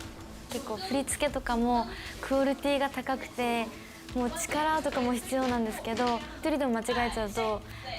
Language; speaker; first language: Japanese; native; Japanese